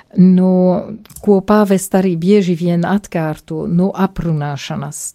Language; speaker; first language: Latvian; non-native, fluent; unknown